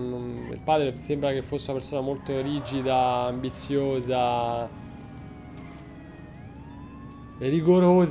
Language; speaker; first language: Italian; native; Italian